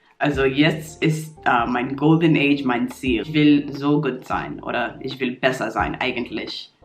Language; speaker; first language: German; non-native, fluent; English